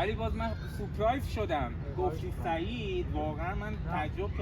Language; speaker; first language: Persian; native; Persian